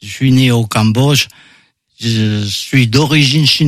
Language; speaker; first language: French; non-native, fluent; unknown